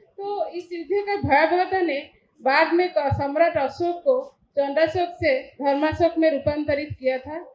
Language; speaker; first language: Hindi; non-native, local second language; Odia